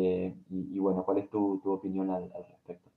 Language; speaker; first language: Spanish; native; Spanish